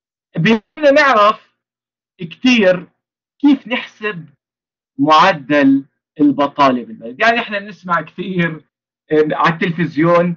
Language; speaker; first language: Arabic; native; Arabic